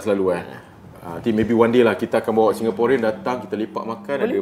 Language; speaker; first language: Malay; native; Malay